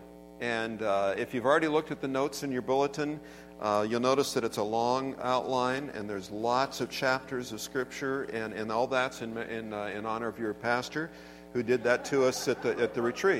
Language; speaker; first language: English; native; English